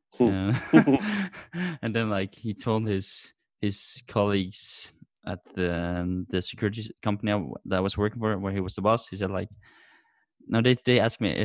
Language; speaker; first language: English; non-native, fluent; Norwegian